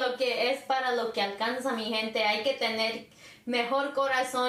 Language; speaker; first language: Spanish; early bilingual, other home language; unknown